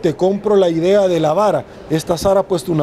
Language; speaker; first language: Spanish; native; Spanish